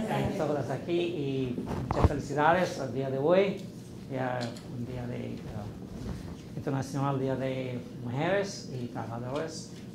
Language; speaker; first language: Spanish; non-native, learner; Bangla